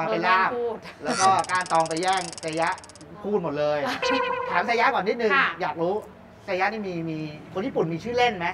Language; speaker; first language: Thai; native; Thai